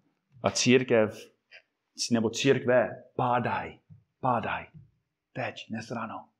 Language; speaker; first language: Czech; non-native, fluent; English